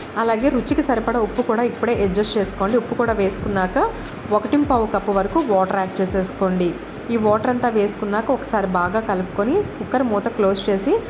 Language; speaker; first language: Telugu; native; Telugu